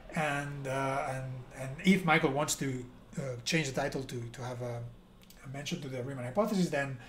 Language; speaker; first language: English; non-native, fluent; Spanish